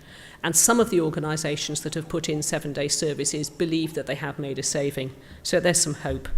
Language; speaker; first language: English; native; English